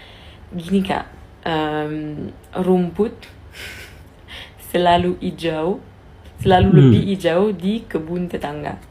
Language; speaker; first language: Indonesian; non-native, fluent; French